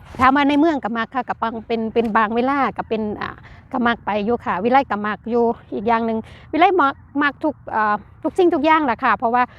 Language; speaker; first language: Thai; non-native, local second language; Lao